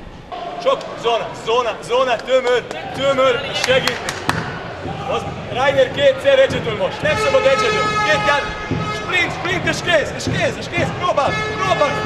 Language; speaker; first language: Hungarian; non-native, learner; Serbian